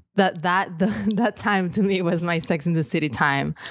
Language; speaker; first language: English; non-native, fluent; Catalan